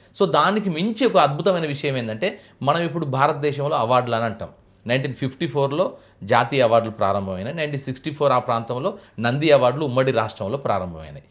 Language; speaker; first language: Telugu; native; Telugu